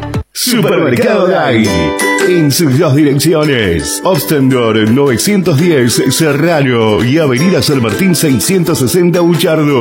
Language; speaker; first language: Spanish; native; Spanish